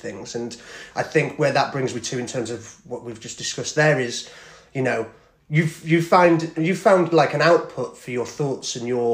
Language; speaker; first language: English; native; English